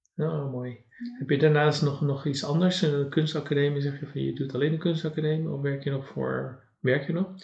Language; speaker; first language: Dutch; native; Dutch